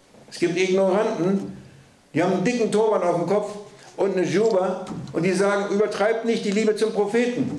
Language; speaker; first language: German; native; German